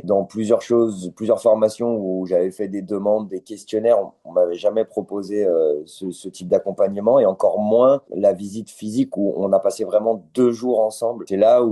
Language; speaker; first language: French; native; French